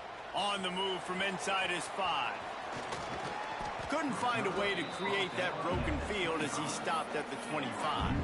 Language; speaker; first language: English; native; English